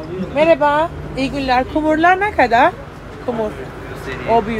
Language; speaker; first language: Turkish; non-native, learner; Persian